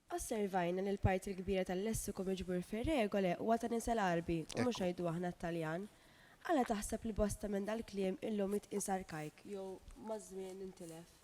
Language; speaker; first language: Maltese; native; Maltese